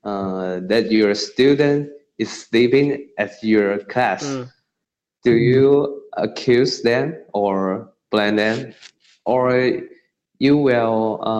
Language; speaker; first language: English; non-native, learner; Chinese